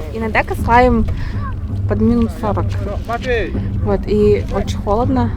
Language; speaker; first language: Russian; non-native, local second language; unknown